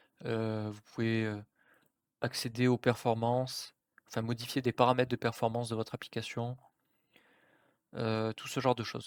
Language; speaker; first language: French; native; French